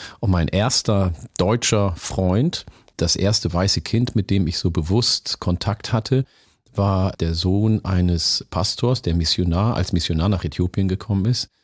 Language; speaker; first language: German; early bilingual, other home language; Oromo